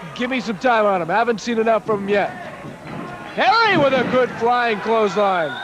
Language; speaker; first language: English; native; English